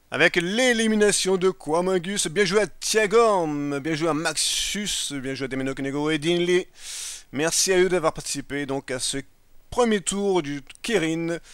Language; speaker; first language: French; native; French